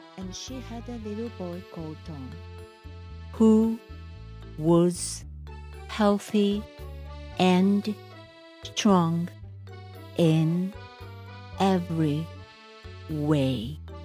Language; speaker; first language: English; non-native, fluent; Japanese